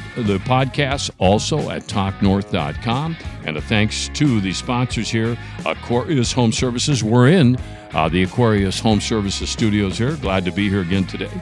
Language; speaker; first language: English; non-native, fluent; Italian